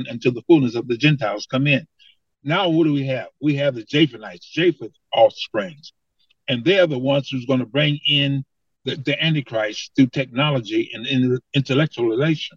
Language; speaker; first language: English; native; English